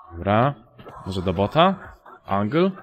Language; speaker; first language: Polish; native; Polish